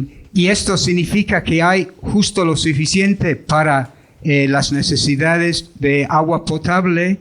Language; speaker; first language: Spanish; non-native, fluent; English